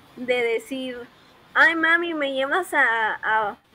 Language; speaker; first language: Spanish; native; Spanish